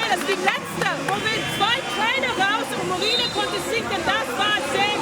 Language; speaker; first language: German; non-native, learner; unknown